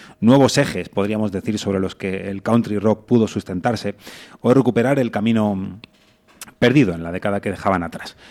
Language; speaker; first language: Spanish; native; Spanish